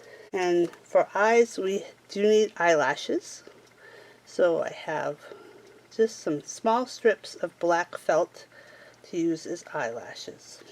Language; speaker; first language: English; native; English